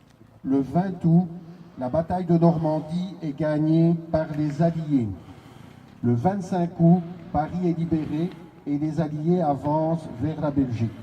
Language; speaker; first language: French; native; French